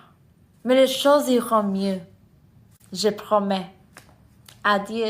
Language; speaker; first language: French; non-native, learner; English